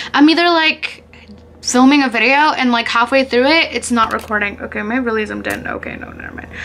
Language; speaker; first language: English; early bilingual, other home language; Spanish